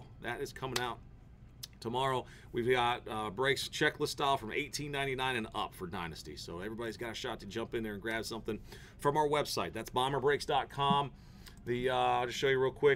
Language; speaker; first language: English; native; English